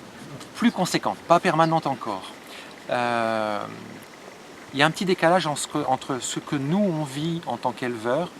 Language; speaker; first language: French; native; French